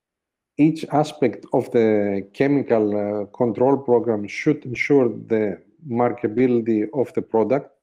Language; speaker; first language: English; non-native, fluent; Greek